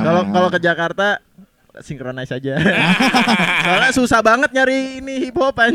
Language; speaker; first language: Indonesian; native; Indonesian